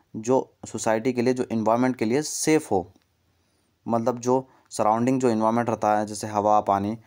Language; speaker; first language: Hindi; non-native, local second language; Kannada